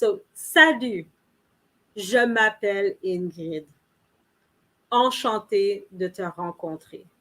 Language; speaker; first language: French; non-native, learner; English